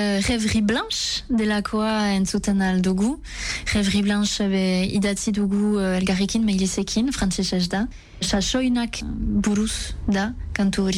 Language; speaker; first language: Basque; non-native, local second language; French